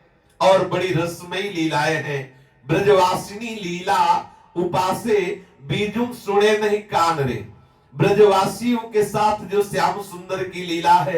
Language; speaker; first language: Hindi; native; Hindi